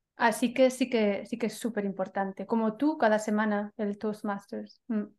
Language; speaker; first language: Spanish; native; Spanish